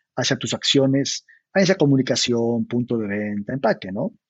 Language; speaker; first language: Spanish; native; Spanish